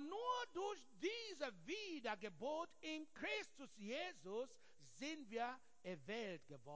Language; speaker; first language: German; non-native, learner; English